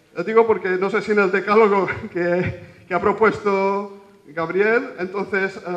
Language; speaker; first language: Spanish; non-native, local second language; Catalan